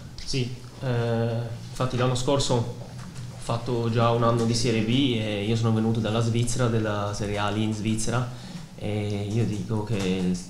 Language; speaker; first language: Italian; non-native, fluent; Swiss German